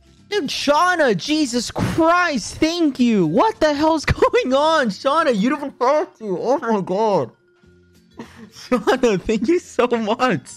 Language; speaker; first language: English; early bilingual, other home language; Spanish